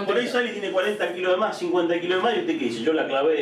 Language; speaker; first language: Spanish; native; Spanish